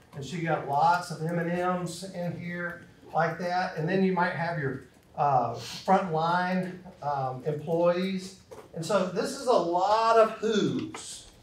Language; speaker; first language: English; native; English